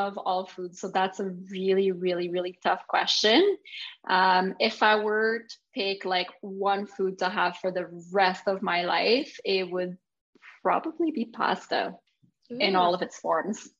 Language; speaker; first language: English; non-native, fluent; French